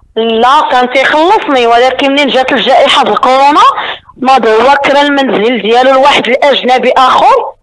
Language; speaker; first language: Arabic; native; Arabic